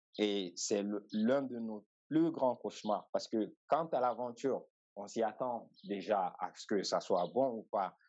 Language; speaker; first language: French; non-native, local second language; Bambara